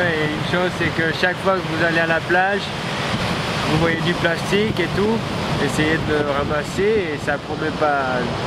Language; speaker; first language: French; early bilingual, heritage; French